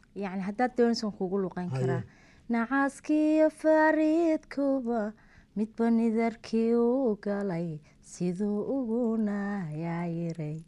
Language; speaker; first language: Somali; early bilingual, heritage; Somali